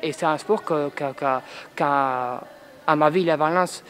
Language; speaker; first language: French; non-native, fluent; Spanish